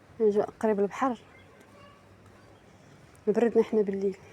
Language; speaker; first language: Arabic; native; Arabic